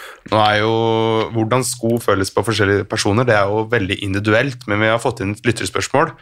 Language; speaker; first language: Norwegian; native; Norwegian